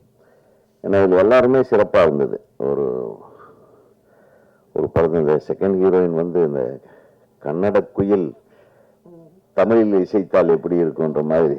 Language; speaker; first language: Tamil; native; Tamil